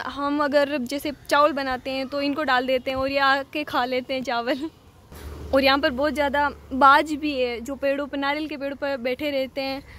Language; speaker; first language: Hindi; native; Hindi